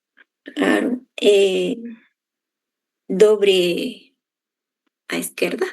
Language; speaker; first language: Portuguese; non-native, learner; Spanish